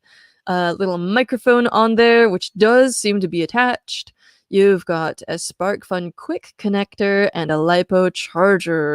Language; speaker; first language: English; native; English